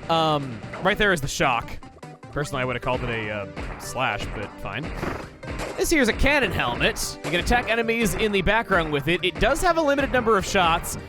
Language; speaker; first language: English; native; English